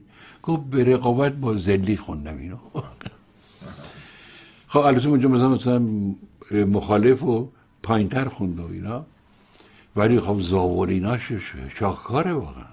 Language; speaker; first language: Persian; native; Persian